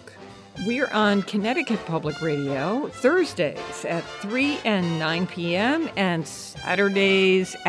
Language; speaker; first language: English; native; English